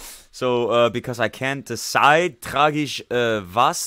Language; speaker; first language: English; native; English